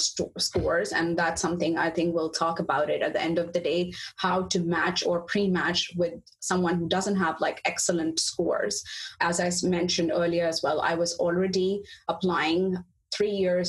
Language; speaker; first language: English; non-native, local second language; Urdu